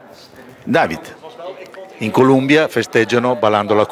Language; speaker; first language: Italian; native; Italian